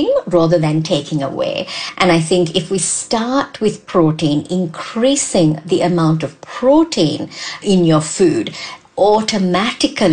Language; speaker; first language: English; non-native, local second language; Sinhala